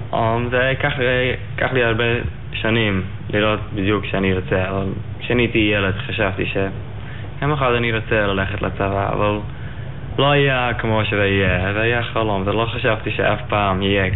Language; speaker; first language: Hebrew; non-native, learner; Yiddish